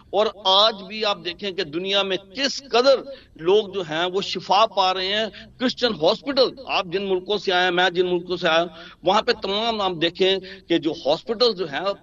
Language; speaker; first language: Urdu; non-native, local second language; Punjabi